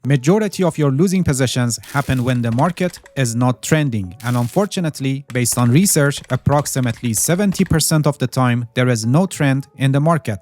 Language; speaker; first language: English; non-native, fluent; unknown